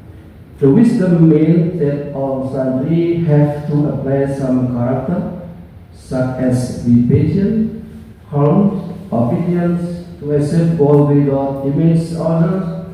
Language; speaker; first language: English; non-native, learner; Indonesian